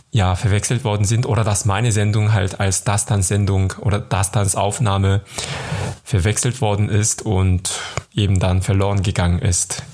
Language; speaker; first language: German; non-native, fluent; Korean